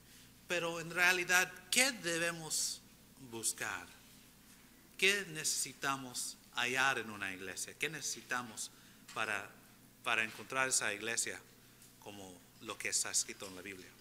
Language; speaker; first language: Spanish; early bilingual, heritage; English